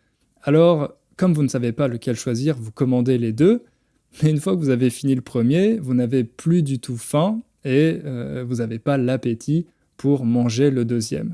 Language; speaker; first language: French; native; French